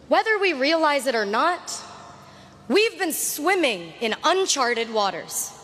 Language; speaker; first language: English; native; English